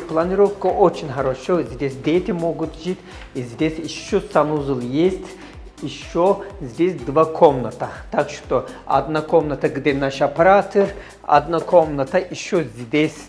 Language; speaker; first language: Russian; non-native, learner; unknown